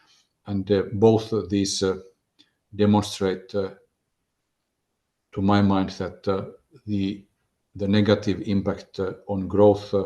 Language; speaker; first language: English; non-native, fluent; Finnish